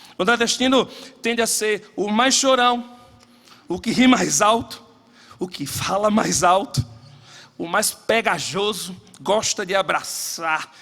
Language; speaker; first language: Portuguese; native; Portuguese